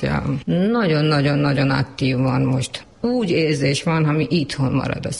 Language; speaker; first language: Hungarian; non-native, learner; Urdu